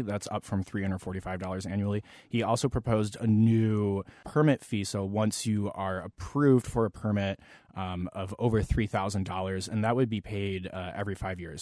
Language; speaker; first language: English; native; English